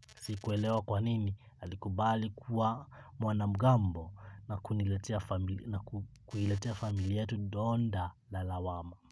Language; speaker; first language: Swahili; non-native, local second language; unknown